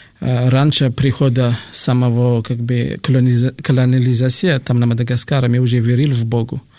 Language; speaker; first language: Russian; non-native, fluent; Malagasy